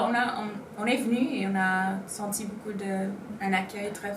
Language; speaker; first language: French; non-native, local second language; Spanish